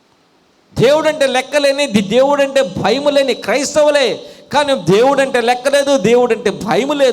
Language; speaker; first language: Telugu; native; Telugu